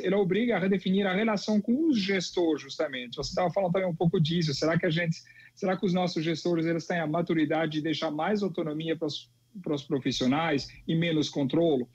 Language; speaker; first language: Portuguese; non-native, fluent; French